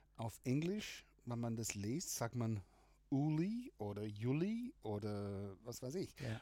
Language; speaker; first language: German; non-native, fluent; English